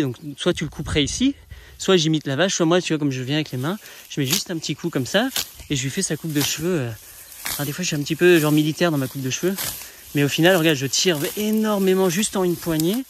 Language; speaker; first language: French; native; French